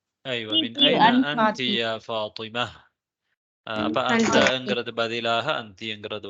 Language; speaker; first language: Arabic; non-native, fluent; Tamil